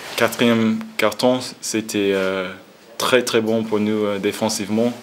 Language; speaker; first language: French; non-native, fluent; English